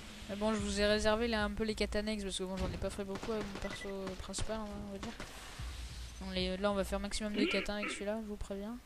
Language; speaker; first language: French; native; French